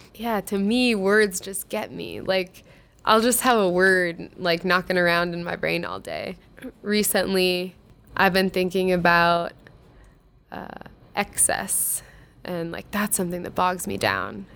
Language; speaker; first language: English; native; English